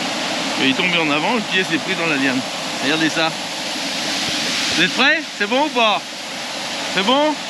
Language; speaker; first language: French; native; French